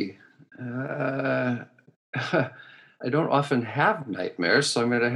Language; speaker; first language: English; native; English